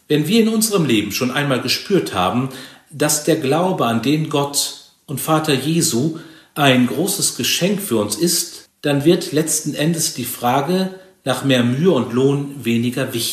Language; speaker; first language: German; native; German